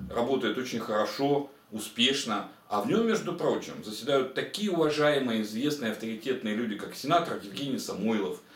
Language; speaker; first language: Russian; native; Russian